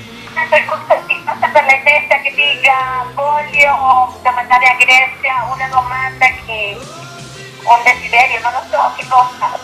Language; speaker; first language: Italian; non-native, learner; Spanish